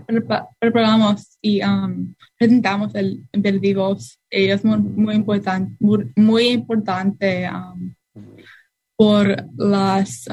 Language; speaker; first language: Spanish; non-native, learner; English